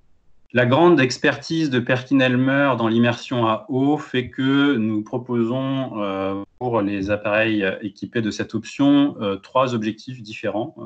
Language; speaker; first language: French; native; French